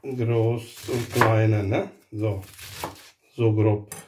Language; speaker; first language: German; non-native, learner; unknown